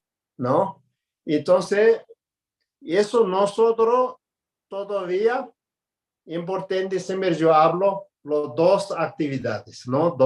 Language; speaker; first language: Spanish; non-native, learner; Tibetan